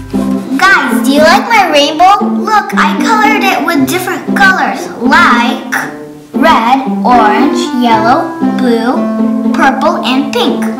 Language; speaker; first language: English; non-native, fluent; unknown